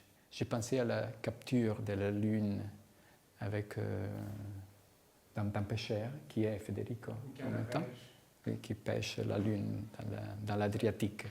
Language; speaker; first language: French; non-native, fluent; Italian